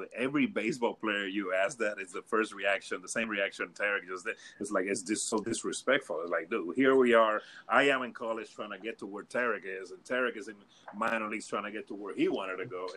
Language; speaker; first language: English; early bilingual, other home language; Spanish